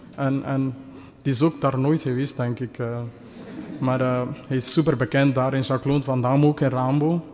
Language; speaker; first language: Dutch; non-native, fluent; Kinyarwanda